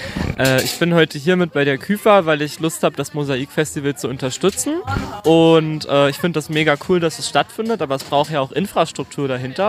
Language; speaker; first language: German; native; German